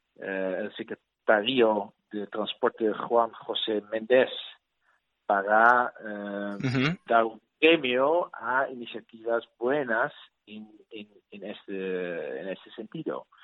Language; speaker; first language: Spanish; non-native, learner; Dutch